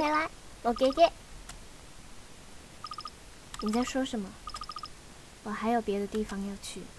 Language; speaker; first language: Chinese; native; Chinese